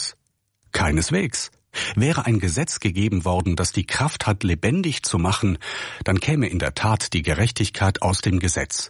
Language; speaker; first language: German; native; German